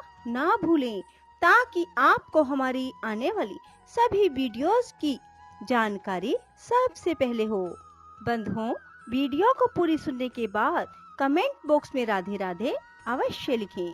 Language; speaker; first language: Hindi; native; Hindi